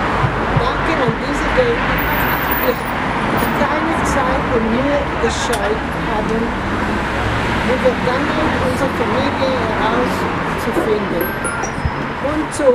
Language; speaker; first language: German; early bilingual, heritage; Hebrew